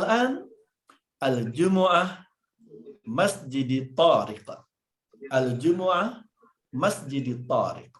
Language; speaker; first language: Arabic; non-native, fluent; Indonesian